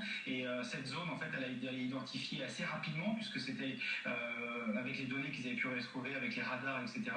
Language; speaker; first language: French; native; French